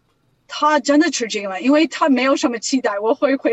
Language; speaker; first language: Chinese; non-native, learner; English